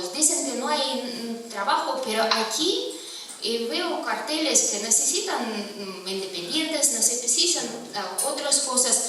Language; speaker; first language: Spanish; non-native, fluent; Russian